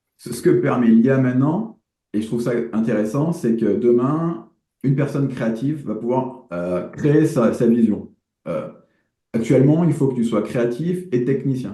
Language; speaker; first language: French; native; French